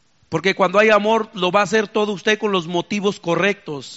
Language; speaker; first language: Spanish; native; Spanish